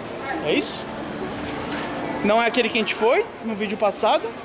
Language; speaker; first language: Portuguese; native; Portuguese